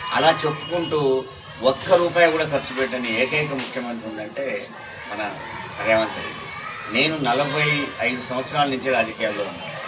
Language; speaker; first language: Telugu; native; Telugu